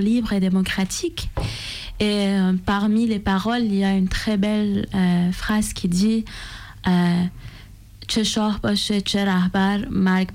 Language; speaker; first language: French; non-native, fluent; Persian